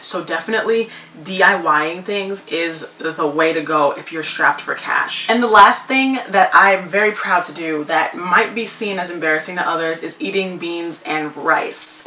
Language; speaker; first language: English; native; English